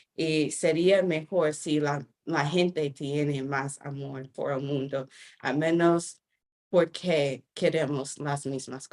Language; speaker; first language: Spanish; non-native, fluent; English